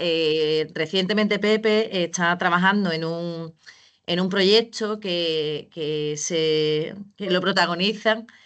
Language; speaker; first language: Spanish; native; Spanish